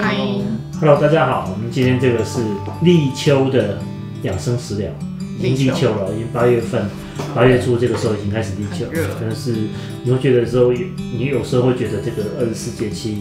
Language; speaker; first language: Chinese; native; Chinese